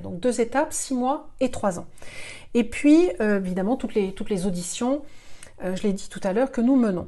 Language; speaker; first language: French; native; French